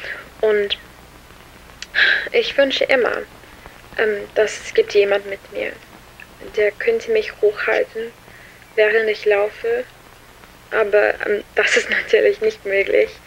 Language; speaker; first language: German; non-native, learner; English